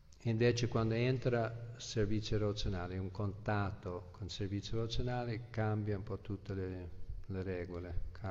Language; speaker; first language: Italian; non-native, fluent; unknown